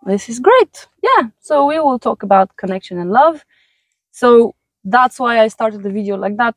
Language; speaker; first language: English; non-native, fluent; Bulgarian